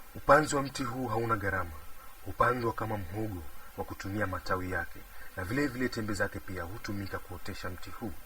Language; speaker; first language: Swahili; native; Swahili